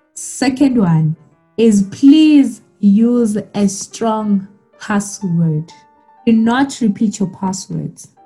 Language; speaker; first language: English; non-native, local second language; Zulu